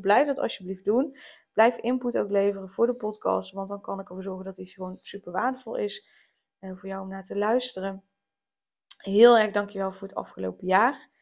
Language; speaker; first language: Dutch; native; Dutch